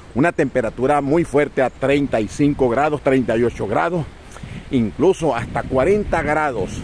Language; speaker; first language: Spanish; native; Spanish